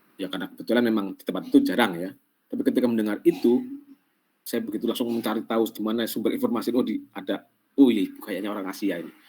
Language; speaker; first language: Indonesian; non-native, local second language; Javanese